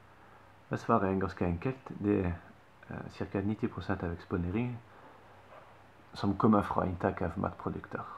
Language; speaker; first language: Norwegian; non-native, fluent; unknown